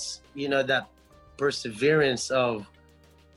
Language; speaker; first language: English; non-native, local second language; Pampanga